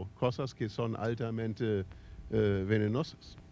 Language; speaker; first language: Spanish; non-native, fluent; German